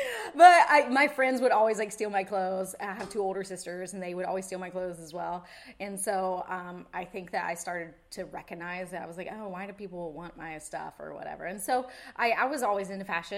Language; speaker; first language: English; native; English